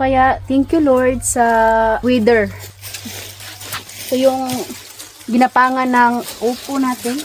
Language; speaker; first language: Filipino; native; Filipino